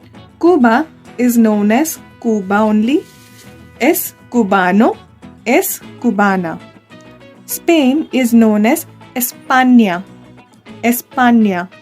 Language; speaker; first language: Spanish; non-native, learner; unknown